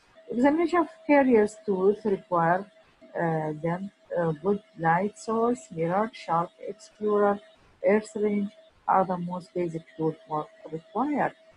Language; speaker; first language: English; non-native, fluent; Arabic